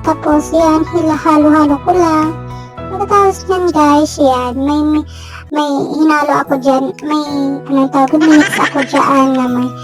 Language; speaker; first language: Filipino; non-native, local second language; Iloko